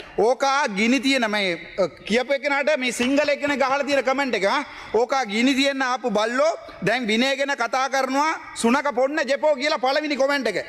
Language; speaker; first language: Sinhala; non-native, local second language; Tamil